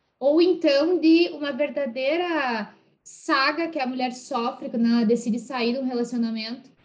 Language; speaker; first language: Portuguese; native; Portuguese